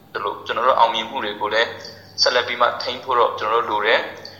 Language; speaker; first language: Burmese; non-native, local second language; Hakha Chin